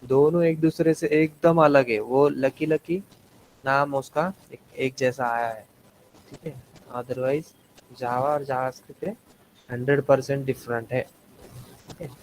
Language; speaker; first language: Hindi; non-native, local second language; Marathi